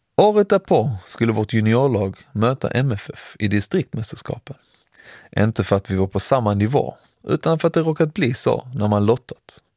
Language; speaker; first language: Swedish; early bilingual, other home language; Persian